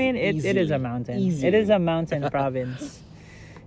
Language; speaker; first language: English; non-native, local second language; Filipino